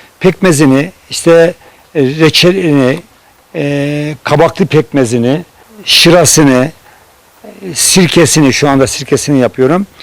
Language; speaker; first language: Turkish; native; Turkish